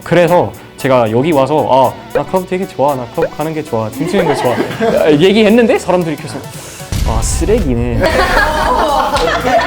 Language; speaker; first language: Korean; non-native, fluent; English